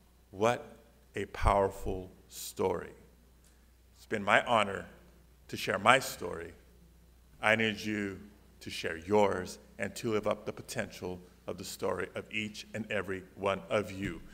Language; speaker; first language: English; early bilingual, other home language; Spanish